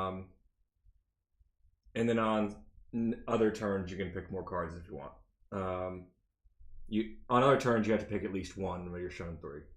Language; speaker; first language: English; native; English